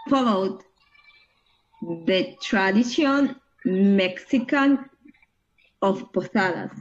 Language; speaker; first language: English; non-native, learner; Spanish